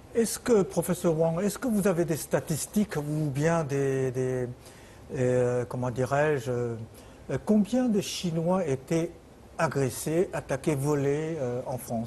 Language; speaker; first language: French; non-native, fluent; Chinese